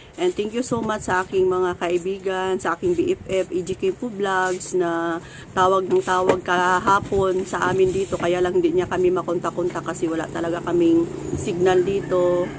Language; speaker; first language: Filipino; non-native, local second language; Cebuano